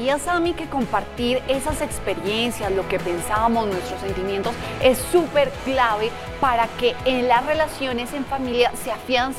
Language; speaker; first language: Spanish; native; Spanish